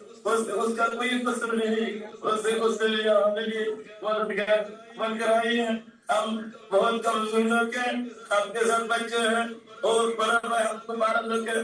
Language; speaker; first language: Hindi; non-native, learner; Rohingya